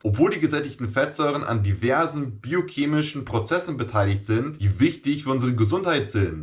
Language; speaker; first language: German; native; German